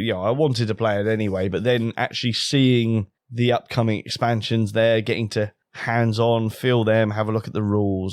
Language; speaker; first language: English; native; English